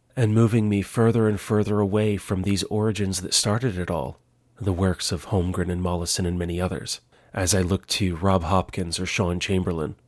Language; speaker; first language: English; native; English